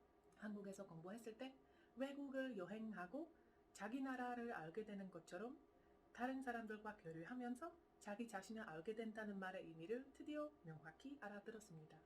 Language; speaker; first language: Korean; non-native, fluent; Czech